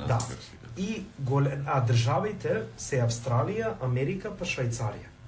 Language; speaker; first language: Macedonian; early bilingual, heritage; Macedonian